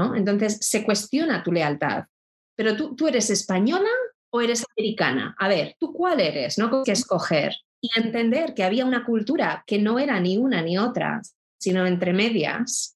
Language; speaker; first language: Spanish; early bilingual, other home language; English